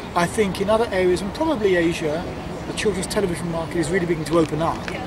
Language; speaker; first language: English; native; English